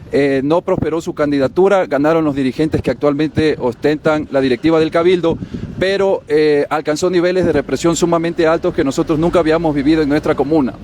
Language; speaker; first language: Spanish; native; Spanish